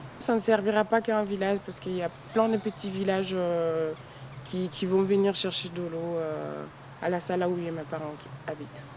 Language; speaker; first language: French; non-native, local second language; Bambara